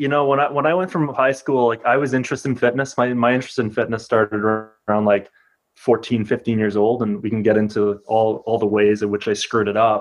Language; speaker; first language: English; native; English